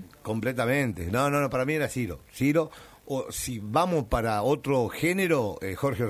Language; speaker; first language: Spanish; native; Spanish